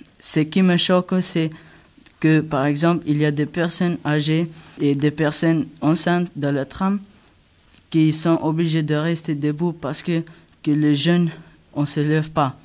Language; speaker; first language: French; non-native, learner; Albanian